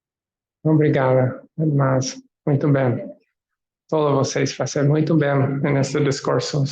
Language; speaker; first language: Portuguese; non-native, learner; English